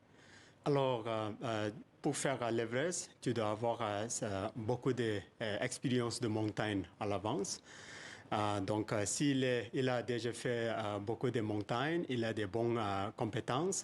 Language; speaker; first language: French; non-native, fluent; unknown